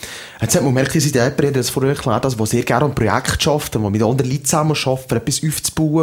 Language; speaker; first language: German; native; German